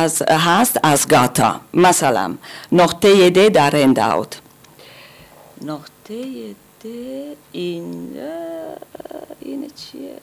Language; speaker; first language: Persian; non-native, learner; German